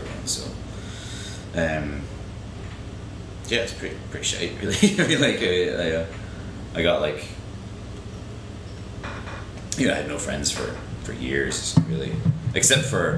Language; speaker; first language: English; native; English